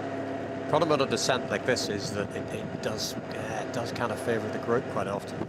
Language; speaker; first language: English; native; English